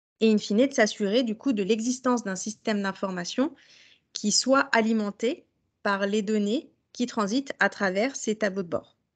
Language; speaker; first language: French; native; French